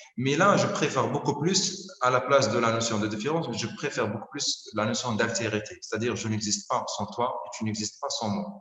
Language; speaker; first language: French; non-native, local second language; Arabic